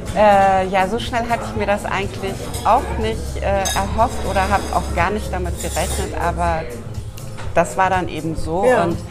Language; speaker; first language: German; native; German